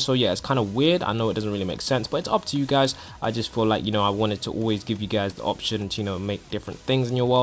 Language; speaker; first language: English; native; English